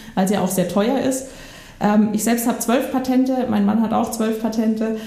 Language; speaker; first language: German; native; German